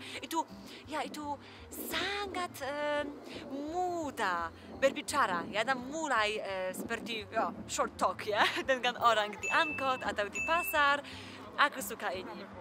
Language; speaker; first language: Indonesian; non-native, learner; Polish